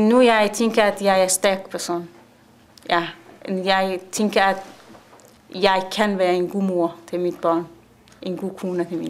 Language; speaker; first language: Danish; non-native, learner; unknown